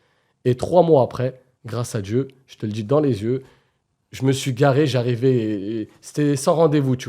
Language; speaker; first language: French; native; French